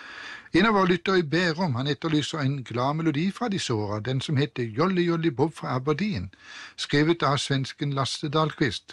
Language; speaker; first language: Norwegian; native; Norwegian